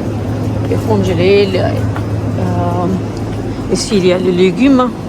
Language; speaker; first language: French; non-native, learner; Arabic